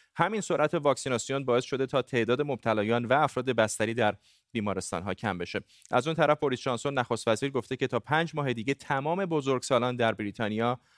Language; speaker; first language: Persian; non-native, local second language; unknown